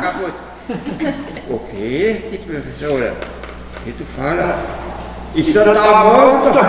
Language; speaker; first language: German; early bilingual, heritage; German